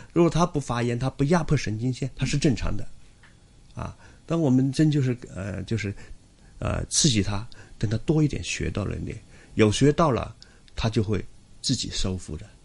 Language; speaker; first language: Chinese; non-native, local second language; Cantonese